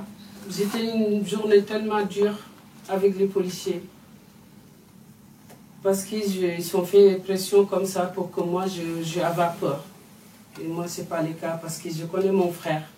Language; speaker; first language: French; non-native, fluent; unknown